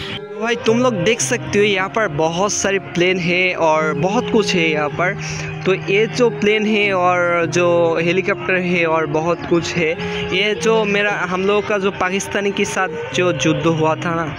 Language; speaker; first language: Hindi; non-native, learner; Bangla